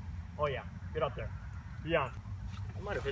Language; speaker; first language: English; native; English